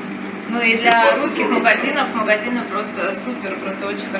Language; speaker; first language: Russian; native; Russian